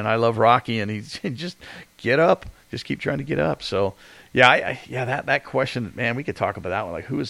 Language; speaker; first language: English; native; English